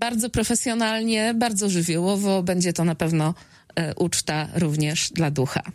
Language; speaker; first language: Polish; native; Polish